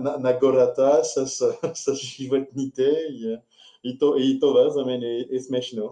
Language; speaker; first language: Bulgarian; non-native, learner; French